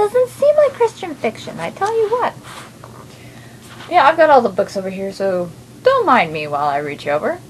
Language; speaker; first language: English; native; English